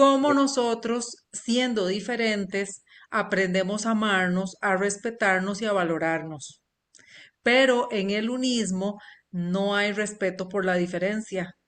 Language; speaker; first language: Spanish; native; Spanish